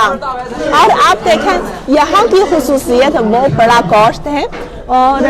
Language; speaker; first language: Hindi; non-native, learner; Chinese